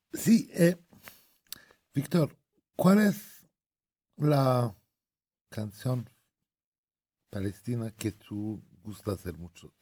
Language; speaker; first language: Spanish; non-native, fluent; Arabic